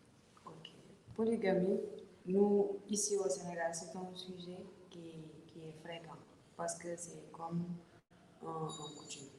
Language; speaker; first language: French; non-native, local second language; Wolof